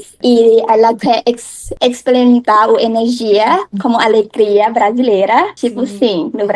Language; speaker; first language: Portuguese; non-native, learner; Thai